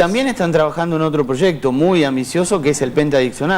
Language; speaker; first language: Spanish; native; Spanish